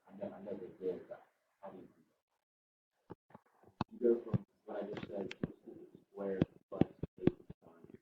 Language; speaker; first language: English; native; English